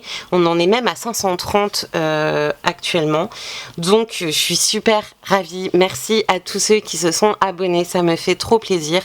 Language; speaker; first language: French; native; French